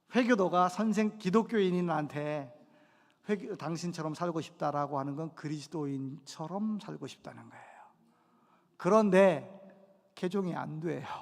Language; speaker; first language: Korean; native; Korean